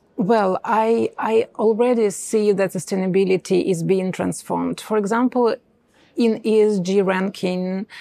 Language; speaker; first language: English; non-native, fluent; Ukrainian